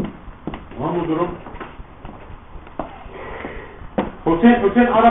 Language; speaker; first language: Turkish; non-native, learner; Arabic